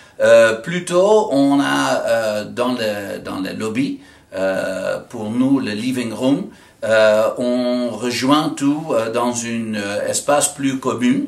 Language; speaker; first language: French; non-native, fluent; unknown